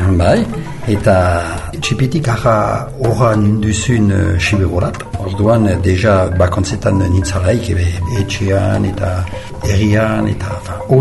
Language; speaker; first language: Basque; non-native, learner; French